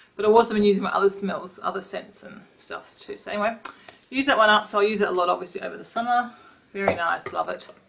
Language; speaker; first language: English; native; English